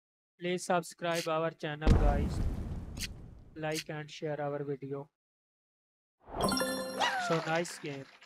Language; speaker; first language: English; non-native, learner; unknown